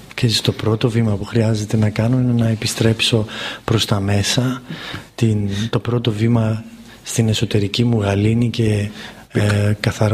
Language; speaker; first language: Greek; native; Greek